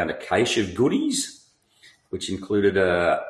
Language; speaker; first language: English; native; English